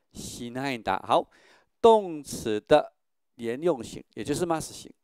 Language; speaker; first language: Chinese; native; Chinese